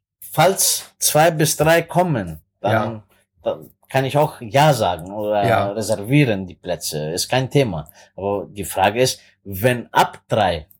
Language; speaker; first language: German; non-native, fluent; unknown